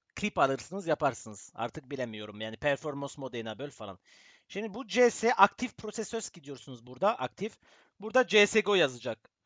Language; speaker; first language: Turkish; early bilingual, heritage; Turkish